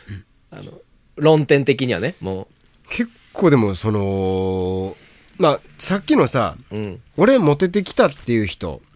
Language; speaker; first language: Japanese; native; Japanese